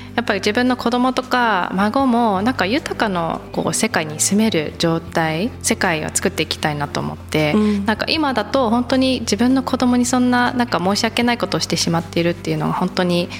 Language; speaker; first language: Japanese; early bilingual, heritage; Japanese